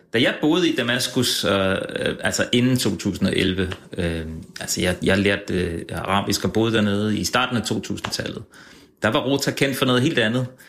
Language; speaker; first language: Danish; native; Danish